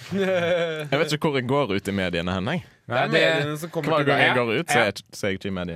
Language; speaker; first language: Norwegian; native; Norwegian